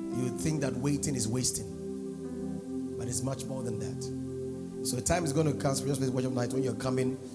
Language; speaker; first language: English; non-native, local second language; Akan